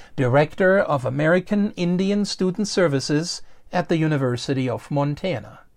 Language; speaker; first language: English; non-native, fluent; German